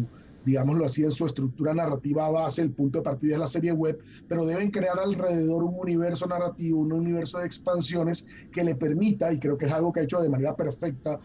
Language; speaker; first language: Spanish; native; Spanish